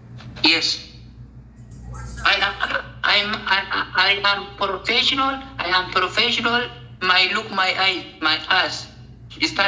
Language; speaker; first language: English; non-native, learner; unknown